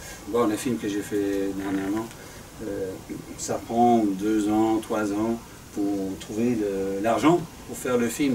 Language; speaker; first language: French; non-native, fluent; English